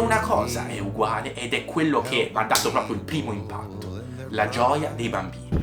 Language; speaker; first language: Italian; native; Italian